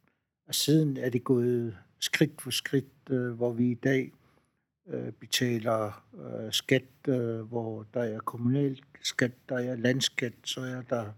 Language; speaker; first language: Danish; non-native, local second language; Kalaallisut